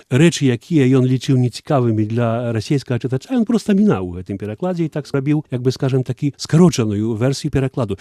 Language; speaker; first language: Belarusian; early bilingual, heritage; Belarusian